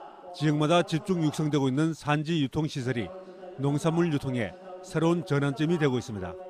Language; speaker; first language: Korean; native; Korean